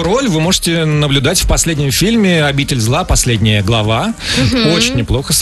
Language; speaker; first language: Russian; native; Russian